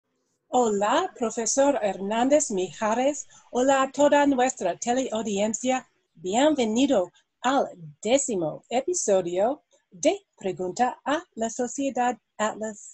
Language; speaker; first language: Spanish; non-native, learner; English